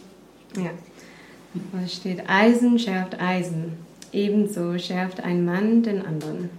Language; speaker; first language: German; non-native, fluent; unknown